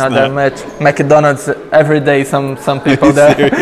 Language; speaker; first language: English; non-native, learner; Portuguese